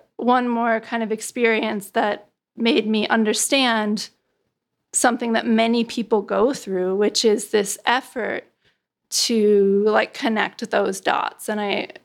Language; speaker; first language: English; native; English